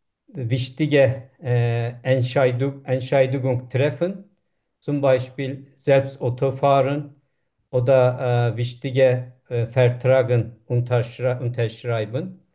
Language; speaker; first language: German; non-native, learner; Turkish